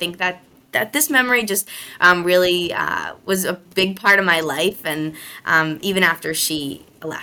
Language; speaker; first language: English; native; English